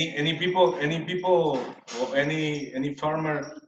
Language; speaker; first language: English; non-native, learner; Spanish